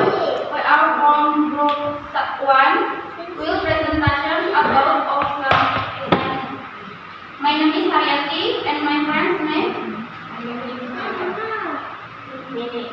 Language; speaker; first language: English; non-native, learner; Indonesian